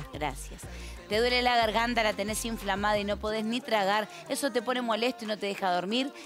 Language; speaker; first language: Spanish; native; Spanish